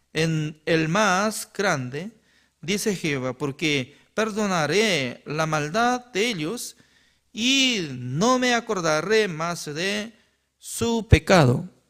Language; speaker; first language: Spanish; non-native, learner; Korean